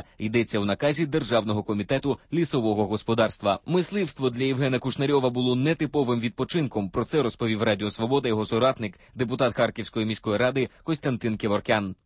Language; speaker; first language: Ukrainian; native; Ukrainian